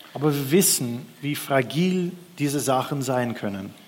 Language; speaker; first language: German; non-native, fluent; English